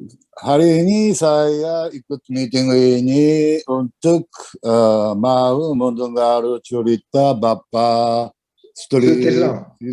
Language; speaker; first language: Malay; non-native, learner; Japanese